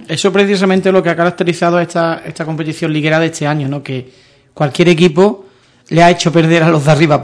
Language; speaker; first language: Spanish; native; Spanish